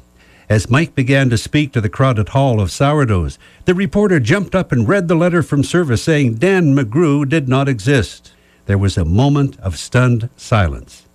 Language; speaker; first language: English; native; English